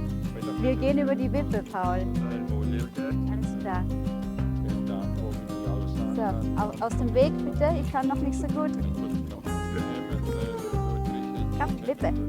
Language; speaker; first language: German; native; German